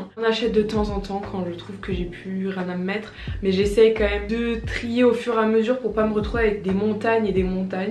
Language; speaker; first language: French; native; French